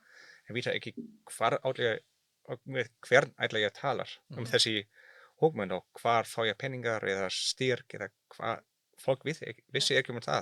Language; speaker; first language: Icelandic; non-native, learner; German